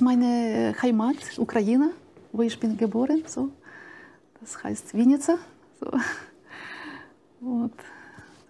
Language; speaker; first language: German; non-native, learner; Ukrainian